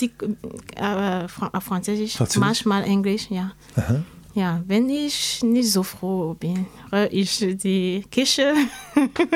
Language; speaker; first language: German; non-native, learner; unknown